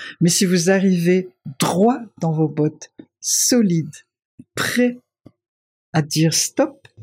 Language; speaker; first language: French; non-native, local second language; Malagasy